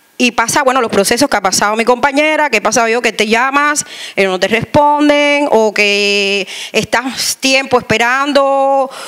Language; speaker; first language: Spanish; native; Spanish